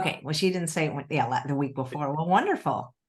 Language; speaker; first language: English; native; English